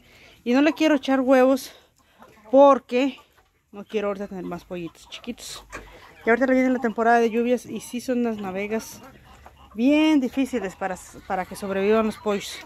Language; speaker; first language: Spanish; native; Spanish